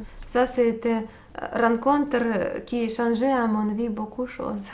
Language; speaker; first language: French; non-native, learner; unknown